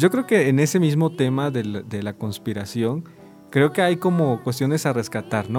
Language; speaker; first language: Spanish; native; Spanish